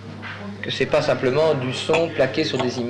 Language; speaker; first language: French; native; French